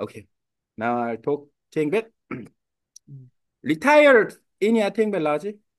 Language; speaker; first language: English; non-native, learner; Korean